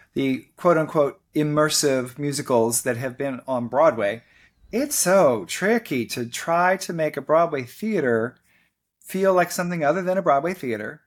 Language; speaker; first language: English; native; English